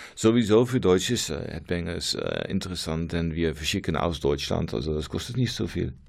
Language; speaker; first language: German; non-native, learner; Dutch